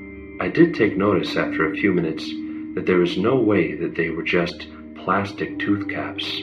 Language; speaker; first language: English; native; English